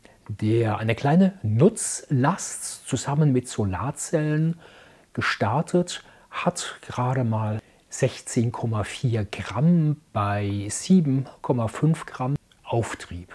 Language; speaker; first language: German; native; German